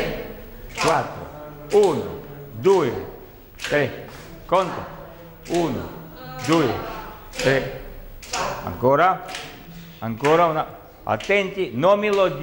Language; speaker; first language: Italian; non-native, learner; Russian